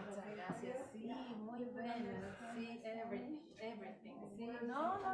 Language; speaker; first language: Spanish; native; Spanish